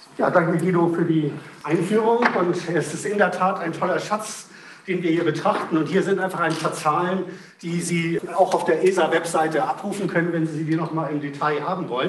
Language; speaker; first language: German; native; German